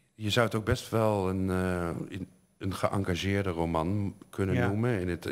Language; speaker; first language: Dutch; native; Dutch